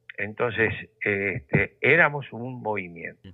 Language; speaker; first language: Spanish; native; Spanish